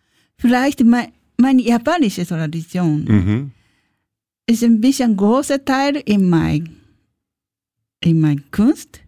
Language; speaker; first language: German; non-native, learner; Japanese